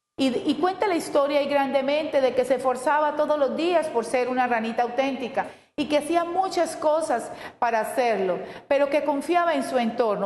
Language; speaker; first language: Spanish; native; Spanish